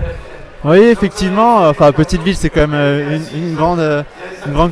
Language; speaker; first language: French; native; French